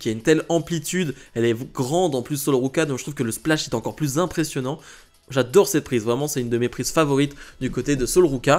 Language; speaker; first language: French; native; French